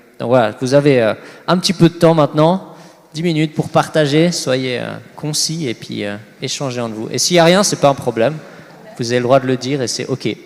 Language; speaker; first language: French; native; French